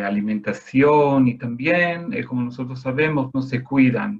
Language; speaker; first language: Spanish; non-native, fluent; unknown